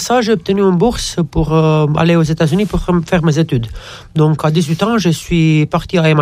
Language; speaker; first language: French; non-native, fluent; Romanian